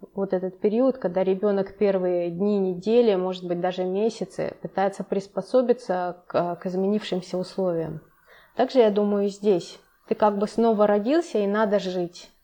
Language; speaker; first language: Russian; native; Russian